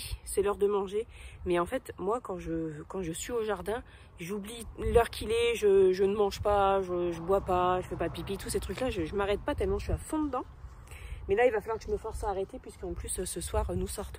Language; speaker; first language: French; native; French